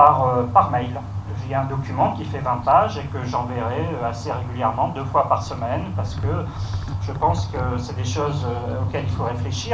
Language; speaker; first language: French; native; French